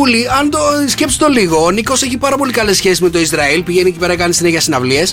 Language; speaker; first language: Greek; native; Greek